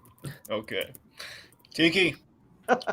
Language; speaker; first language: English; native; English